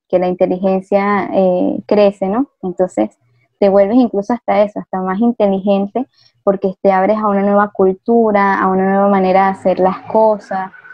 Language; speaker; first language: Spanish; native; Spanish